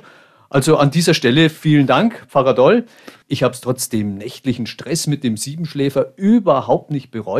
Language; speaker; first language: German; native; German